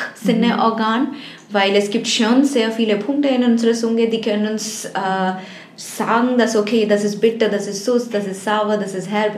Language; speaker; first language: German; non-native, fluent; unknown